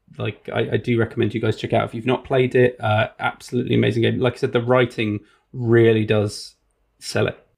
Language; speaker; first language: English; native; English